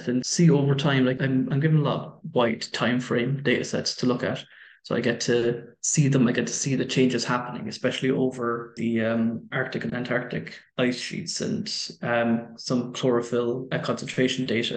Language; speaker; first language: English; native; English